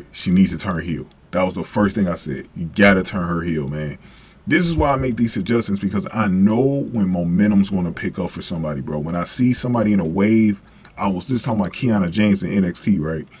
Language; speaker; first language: English; native; English